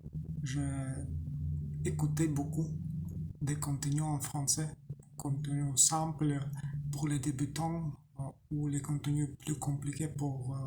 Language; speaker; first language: French; non-native, learner; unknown